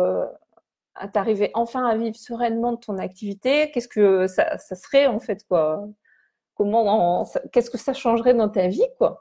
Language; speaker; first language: French; native; French